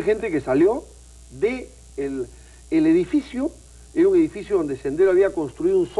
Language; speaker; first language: Spanish; native; Spanish